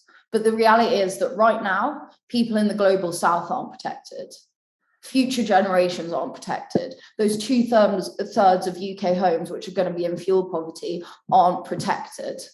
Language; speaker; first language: English; native; English